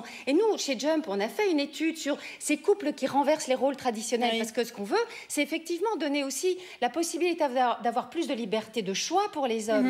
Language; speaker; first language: French; native; French